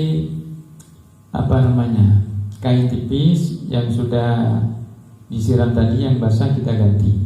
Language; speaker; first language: Indonesian; native; Indonesian